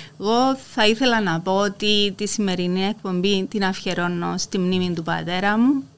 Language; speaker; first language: Greek; native; Greek